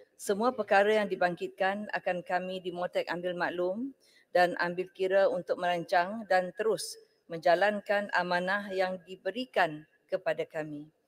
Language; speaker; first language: Malay; native; Malay